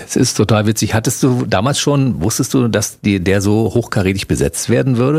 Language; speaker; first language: German; native; German